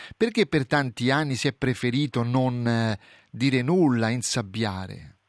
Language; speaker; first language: Italian; native; Italian